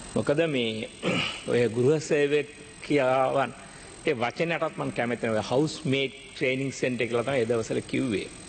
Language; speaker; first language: Sinhala; non-native, local second language; Tamil